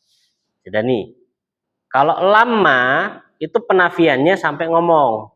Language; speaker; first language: Indonesian; native; Indonesian